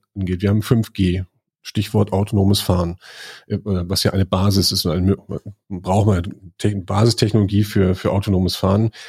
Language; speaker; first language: German; native; German